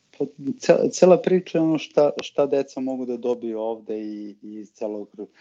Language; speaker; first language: Serbian; native; Serbian